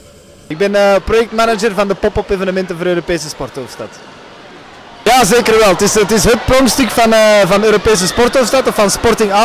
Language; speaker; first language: Dutch; native; Dutch